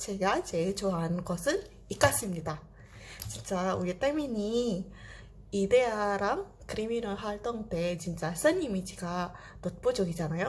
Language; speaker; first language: Korean; non-native, fluent; Indonesian